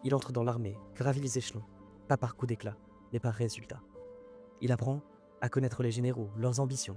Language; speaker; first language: French; native; French